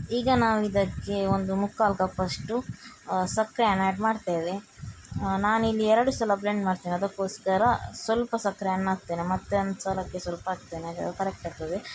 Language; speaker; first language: Kannada; non-native, local second language; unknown